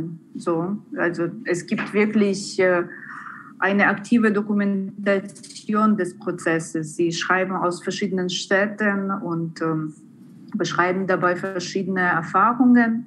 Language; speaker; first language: German; non-native, fluent; Ukrainian